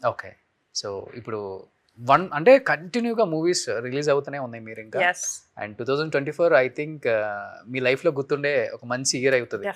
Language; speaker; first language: Telugu; native; Telugu